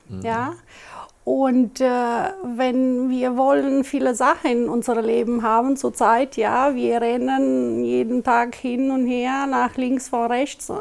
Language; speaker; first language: German; non-native, local second language; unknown